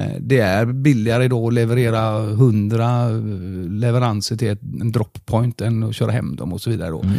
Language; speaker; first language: Swedish; non-native, fluent; German